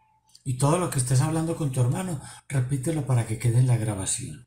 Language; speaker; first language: Spanish; native; Spanish